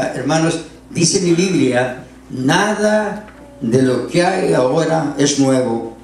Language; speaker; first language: Spanish; native; Spanish